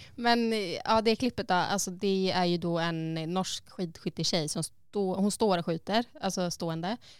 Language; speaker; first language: Swedish; native; Swedish